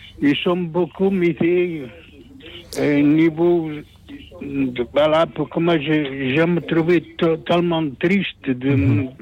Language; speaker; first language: French; non-native, learner; Portuguese